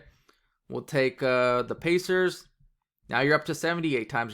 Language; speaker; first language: English; native; English